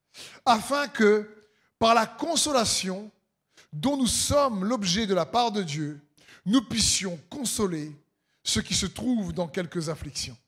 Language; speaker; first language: French; native; French